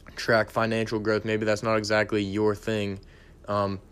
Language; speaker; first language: English; native; English